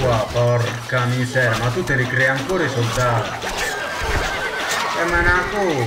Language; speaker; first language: Italian; native; Italian